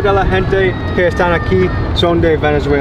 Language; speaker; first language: Spanish; non-native, learner; English